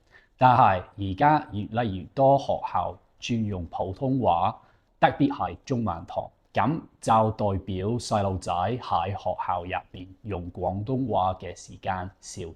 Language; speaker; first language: Cantonese; non-native, fluent; English